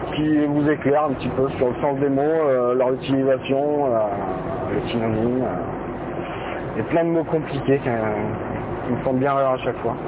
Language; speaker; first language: French; native; French